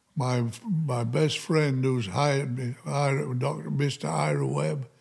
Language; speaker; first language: English; native; English